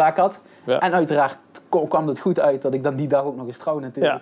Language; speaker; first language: Dutch; native; Dutch